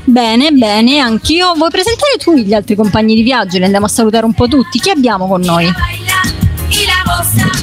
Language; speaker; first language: Italian; native; Italian